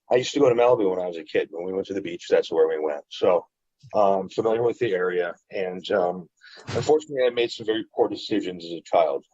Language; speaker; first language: English; native; English